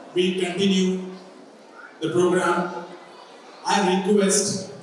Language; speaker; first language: English; non-native, local second language; Marathi